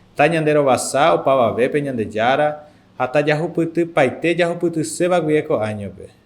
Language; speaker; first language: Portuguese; non-native, fluent; Guarani